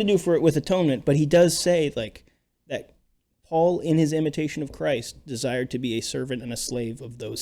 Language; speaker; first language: English; native; English